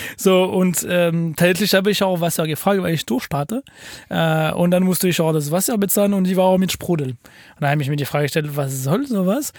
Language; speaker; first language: German; non-native, fluent; French